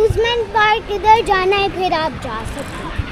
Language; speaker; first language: Hindi; early bilingual, heritage; Urdu